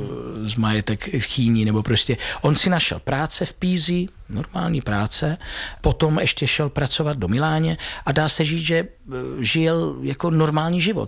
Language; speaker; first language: Czech; non-native, fluent; Italian